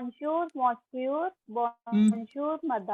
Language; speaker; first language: French; non-native, learner; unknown